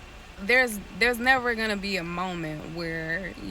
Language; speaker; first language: English; native; English